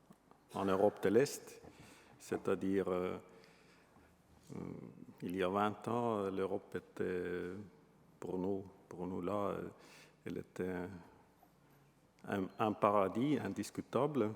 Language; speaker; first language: French; non-native, fluent; Estonian